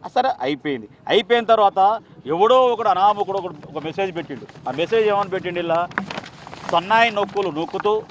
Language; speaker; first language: Telugu; native; Telugu